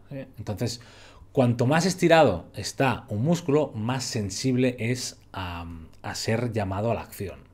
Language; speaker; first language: Spanish; native; Spanish